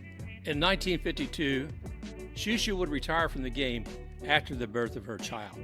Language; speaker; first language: English; native; English